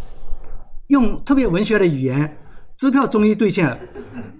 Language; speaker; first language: Chinese; native; Chinese